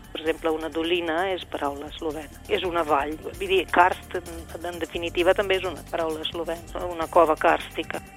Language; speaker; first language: Catalan; non-native, fluent; Slovenian